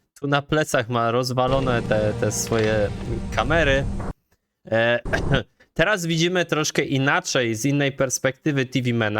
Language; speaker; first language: Polish; native; Polish